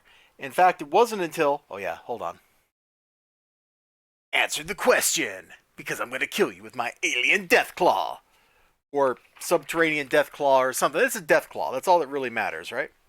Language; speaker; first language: English; native; English